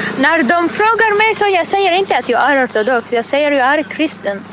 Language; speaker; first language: Swedish; non-native, learner; Arabic